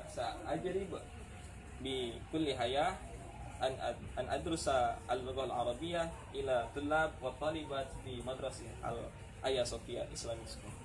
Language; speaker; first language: Arabic; non-native, learner; Indonesian